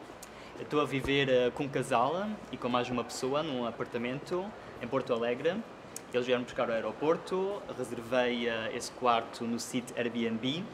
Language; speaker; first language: Portuguese; early bilingual, heritage; Portuguese